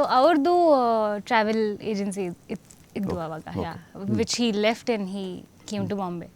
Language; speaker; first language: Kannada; non-native, learner; Hindi